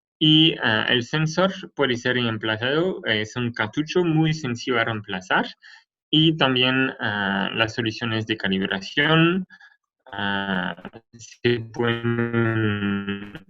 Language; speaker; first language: Spanish; non-native, fluent; French